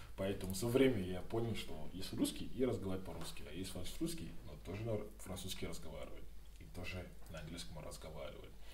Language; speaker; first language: Russian; non-native, learner; Yoruba